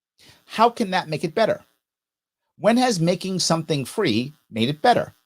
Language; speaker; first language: English; native; English